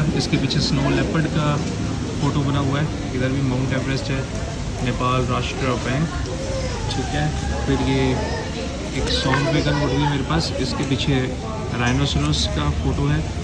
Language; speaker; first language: Hindi; native; Hindi